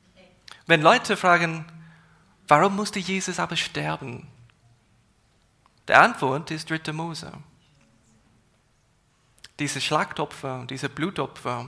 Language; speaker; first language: German; non-native, fluent; English